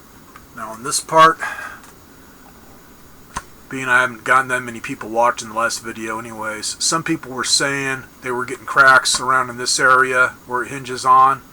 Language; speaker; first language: English; native; English